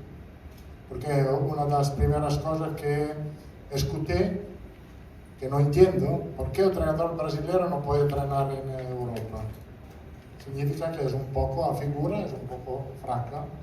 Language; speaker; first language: Portuguese; non-native, fluent; Italian